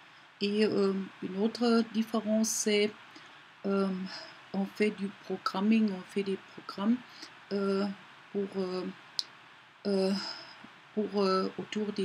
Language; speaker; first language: French; non-native, learner; German